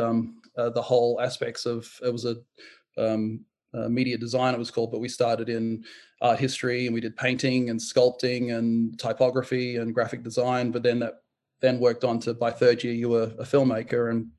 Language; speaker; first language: English; native; English